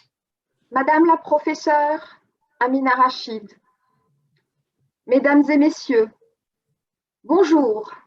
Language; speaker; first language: French; non-native, fluent; Arabic